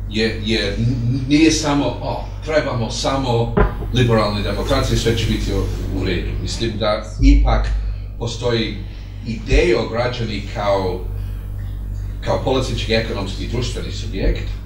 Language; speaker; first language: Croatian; non-native, fluent; English